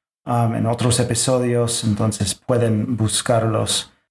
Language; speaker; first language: Spanish; non-native, fluent; English